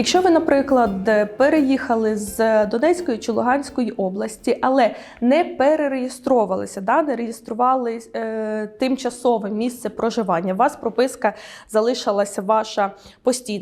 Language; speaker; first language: Ukrainian; native; Ukrainian